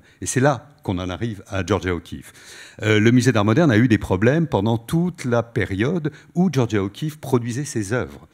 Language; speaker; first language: French; native; French